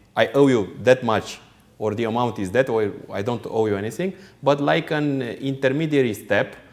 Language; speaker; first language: English; non-native, fluent; Romanian